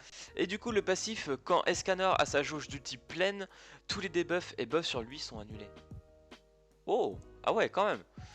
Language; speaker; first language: French; native; French